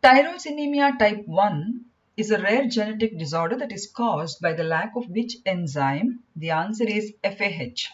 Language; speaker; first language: English; non-native, local second language; Kannada